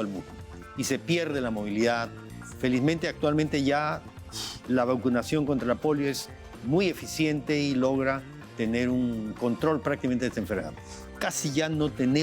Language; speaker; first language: Spanish; native; Spanish